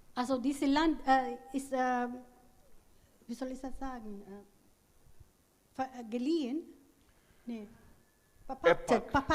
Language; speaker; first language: German; non-native, learner; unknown